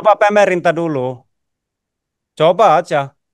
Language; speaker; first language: Indonesian; non-native, fluent; Finnish